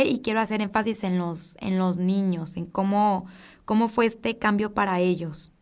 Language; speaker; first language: Spanish; native; Spanish